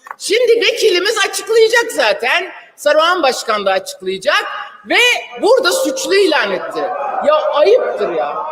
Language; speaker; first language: Turkish; non-native, local second language; Kurdish